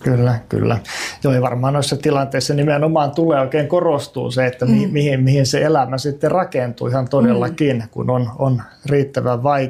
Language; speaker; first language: Finnish; native; Finnish